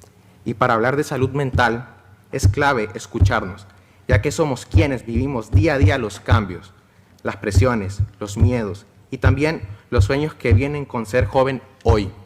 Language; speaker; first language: Spanish; native; Spanish